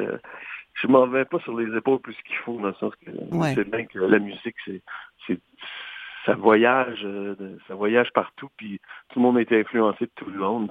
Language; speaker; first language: French; native; French